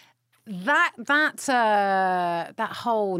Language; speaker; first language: English; native; English